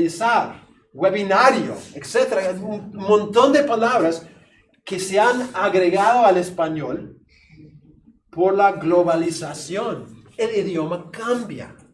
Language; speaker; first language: Spanish; non-native, fluent; English